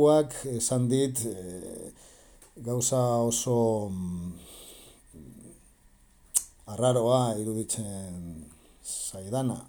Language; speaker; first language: Basque; non-native, learner; Spanish